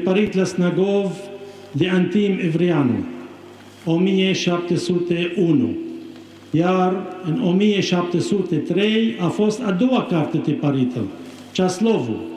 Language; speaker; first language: Romanian; non-native, fluent; Arabic